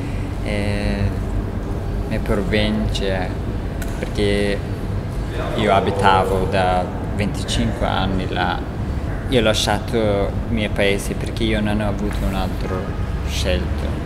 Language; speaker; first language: Italian; non-native, learner; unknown